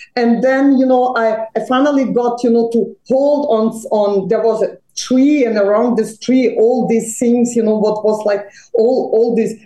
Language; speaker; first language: English; non-native, fluent; Serbian